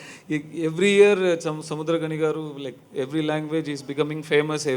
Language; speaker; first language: Telugu; non-native, learner; Tamil